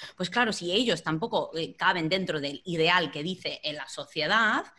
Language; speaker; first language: Spanish; non-native, fluent; English